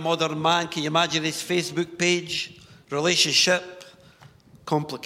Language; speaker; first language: English; native; English